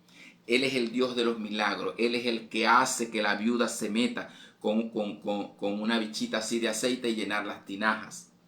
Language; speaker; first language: Spanish; native; Spanish